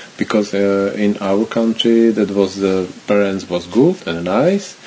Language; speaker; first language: English; non-native, learner; Slovak